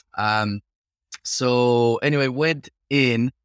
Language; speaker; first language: English; native; English